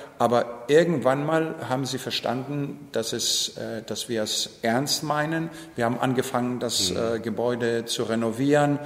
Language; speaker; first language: German; non-native, fluent; Greek